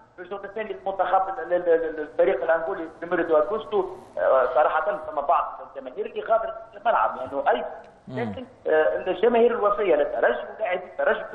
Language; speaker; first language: Arabic; native; Arabic